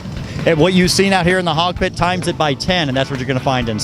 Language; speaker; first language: English; native; English